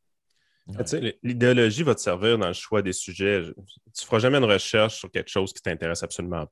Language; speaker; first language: French; native; French